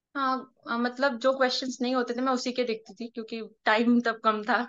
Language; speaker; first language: Hindi; non-native, local second language; Marathi